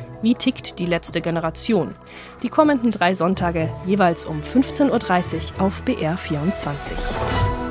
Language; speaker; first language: German; native; German